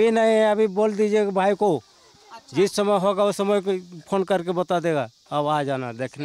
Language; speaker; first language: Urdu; non-native, local second language; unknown